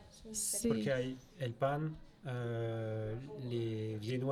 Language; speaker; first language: Spanish; non-native, fluent; French